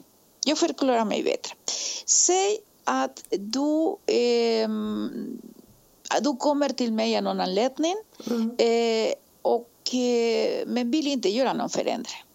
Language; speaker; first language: Swedish; non-native, fluent; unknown